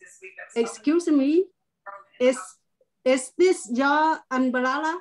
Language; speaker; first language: English; non-native, learner; Chinese